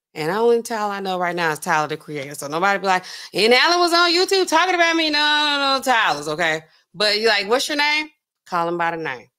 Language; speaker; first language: English; native; English